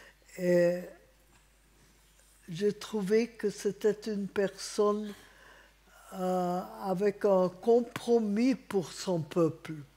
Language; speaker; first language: French; non-native, fluent; Hungarian